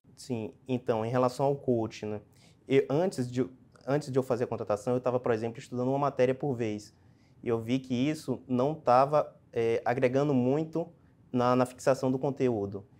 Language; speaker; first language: Portuguese; native; Portuguese